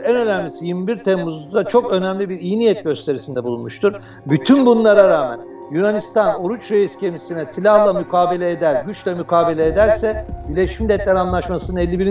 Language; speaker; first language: Turkish; native; Turkish